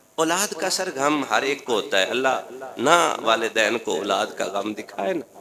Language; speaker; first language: Urdu; non-native, local second language; Punjabi